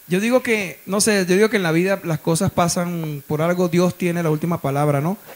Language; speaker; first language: Spanish; native; Spanish